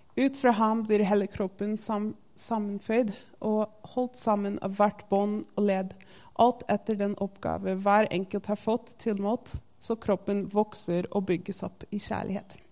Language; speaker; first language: Norwegian; non-native, fluent; English